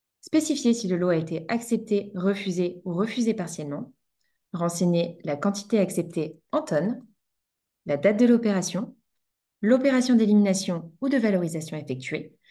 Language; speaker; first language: French; native; French